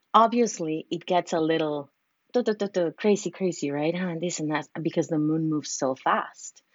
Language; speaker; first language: English; non-native, fluent; Spanish